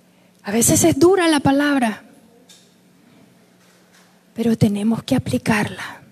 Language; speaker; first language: Spanish; native; Spanish